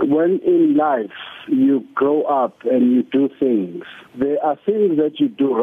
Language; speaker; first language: English; non-native, local second language; Zulu